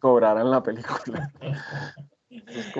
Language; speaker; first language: Spanish; native; Spanish